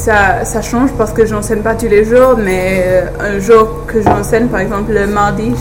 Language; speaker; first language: French; non-native, fluent; English